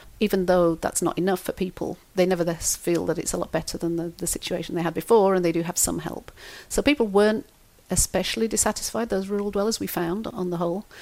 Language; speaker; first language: English; native; English